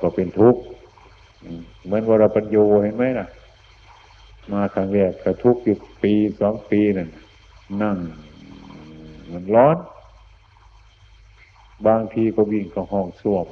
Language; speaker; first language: Thai; native; Thai